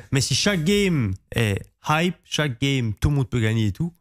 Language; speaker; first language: French; native; French